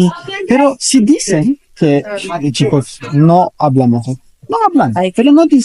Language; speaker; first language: Spanish; non-native, learner; Turkish